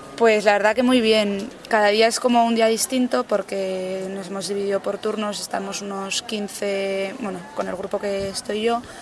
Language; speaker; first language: Spanish; native; Spanish